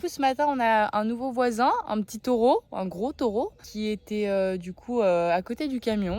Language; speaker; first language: French; native; French